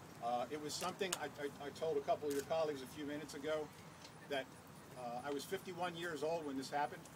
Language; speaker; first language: English; native; English